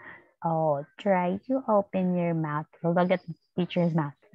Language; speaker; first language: English; non-native, fluent; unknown